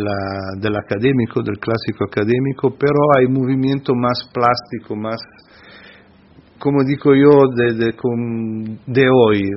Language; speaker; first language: Spanish; non-native, fluent; Italian